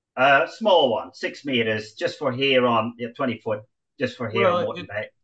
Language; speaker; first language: English; non-native, fluent; Dutch